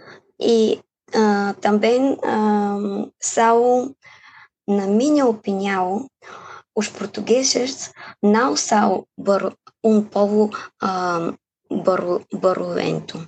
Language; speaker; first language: Portuguese; non-native, fluent; Bulgarian